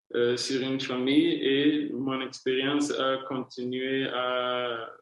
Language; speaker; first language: French; non-native, local second language; Kinyarwanda